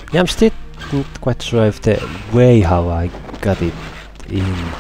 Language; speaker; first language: English; non-native, fluent; Finnish